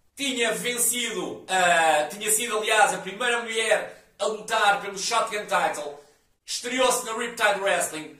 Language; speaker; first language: Portuguese; native; Portuguese